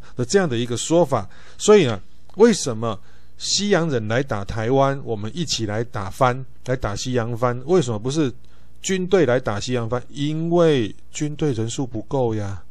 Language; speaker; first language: Chinese; native; Chinese